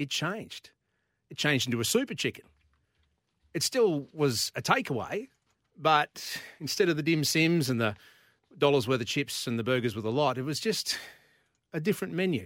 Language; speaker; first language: English; native; English